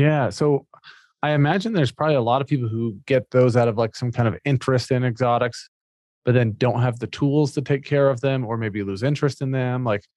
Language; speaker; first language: English; native; English